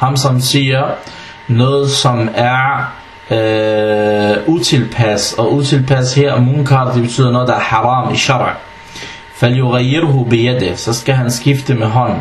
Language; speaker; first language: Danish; early bilingual, other home language; Arabic